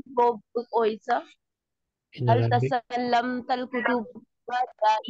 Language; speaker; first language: Arabic; non-native, learner; Urdu